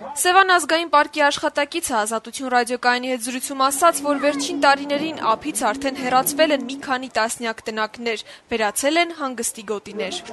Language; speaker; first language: Armenian; native; Armenian